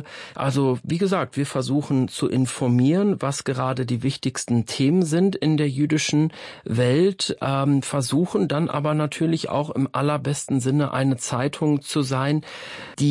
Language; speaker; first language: German; native; German